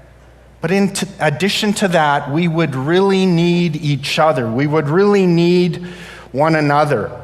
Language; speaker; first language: English; native; English